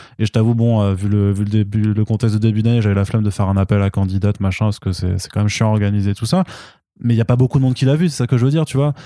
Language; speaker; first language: French; native; French